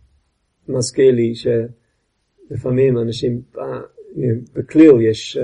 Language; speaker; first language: Hebrew; non-native, fluent; English